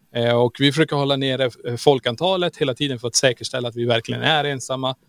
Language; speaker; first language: Swedish; native; Swedish